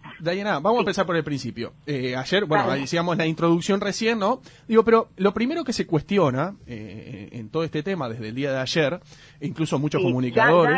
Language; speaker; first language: Spanish; native; Spanish